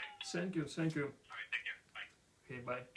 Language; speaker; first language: English; non-native, learner; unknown